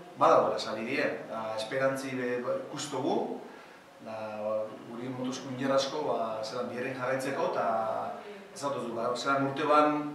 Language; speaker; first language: Basque; native; Basque